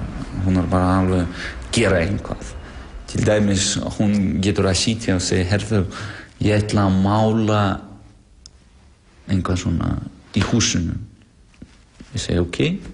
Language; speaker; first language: Icelandic; non-native, learner; Russian